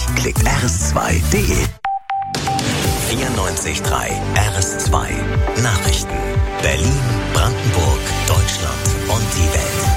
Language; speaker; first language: German; native; German